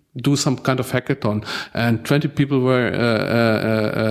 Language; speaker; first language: English; non-native, fluent; German